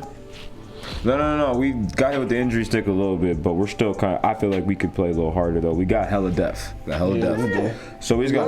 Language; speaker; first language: English; native; English